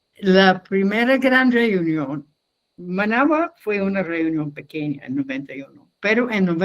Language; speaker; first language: Spanish; non-native, fluent; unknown